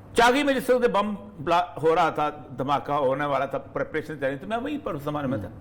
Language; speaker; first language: Urdu; non-native, local second language; Punjabi